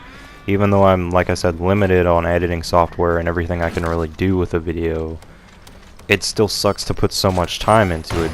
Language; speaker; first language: English; native; English